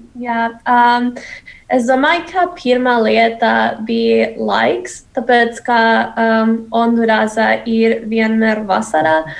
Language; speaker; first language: Latvian; non-native, learner; Spanish